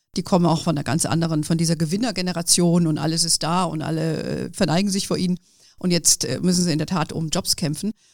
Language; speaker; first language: German; native; German